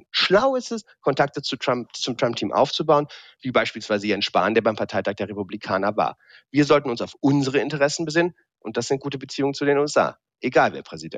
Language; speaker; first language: German; native; German